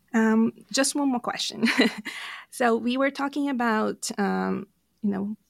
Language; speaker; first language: English; non-native, fluent; Portuguese